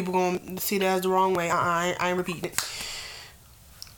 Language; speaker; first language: English; native; English